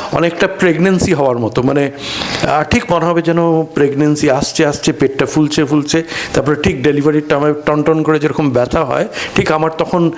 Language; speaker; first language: Bangla; native; Bangla